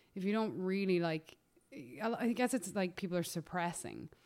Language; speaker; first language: English; native; English